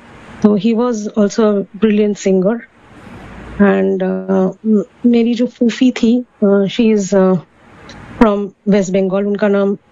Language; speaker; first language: Hindi; non-native, local second language; Bangla